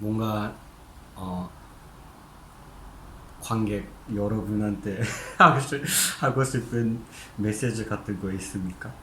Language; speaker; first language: Korean; non-native, fluent; Japanese